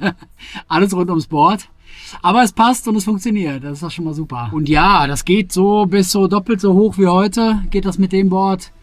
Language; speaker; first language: German; native; German